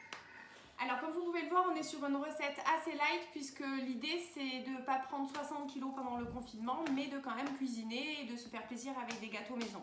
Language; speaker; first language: French; native; French